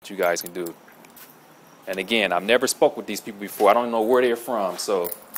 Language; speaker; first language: English; native; English